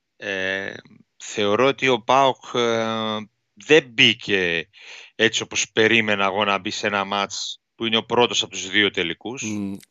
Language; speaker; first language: Greek; native; Greek